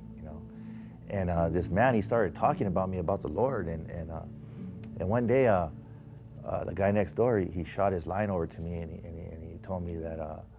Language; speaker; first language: English; native; English